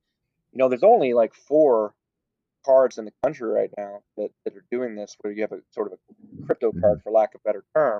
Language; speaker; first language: English; native; English